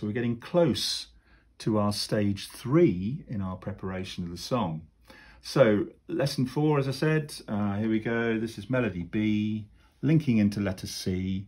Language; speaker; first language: English; native; English